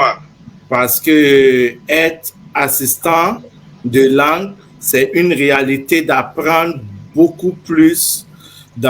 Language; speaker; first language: French; non-native, fluent; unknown